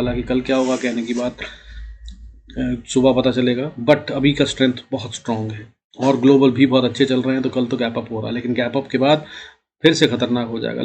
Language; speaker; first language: Hindi; native; Hindi